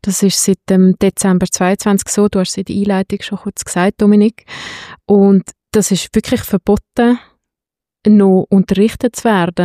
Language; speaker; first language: German; native; German